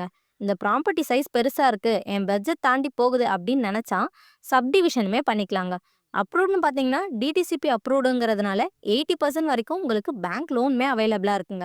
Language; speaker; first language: Tamil; native; Tamil